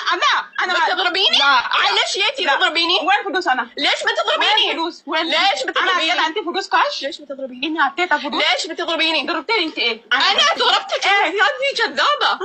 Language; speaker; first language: Arabic; non-native, learner; Amharic